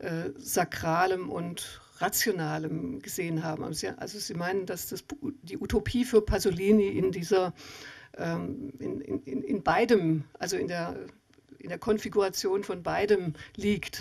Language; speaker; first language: German; native; German